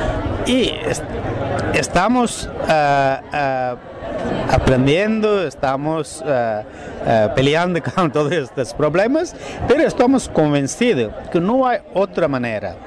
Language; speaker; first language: Spanish; non-native, fluent; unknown